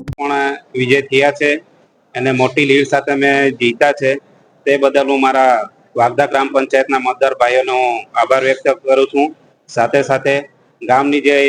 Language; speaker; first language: Gujarati; native; Gujarati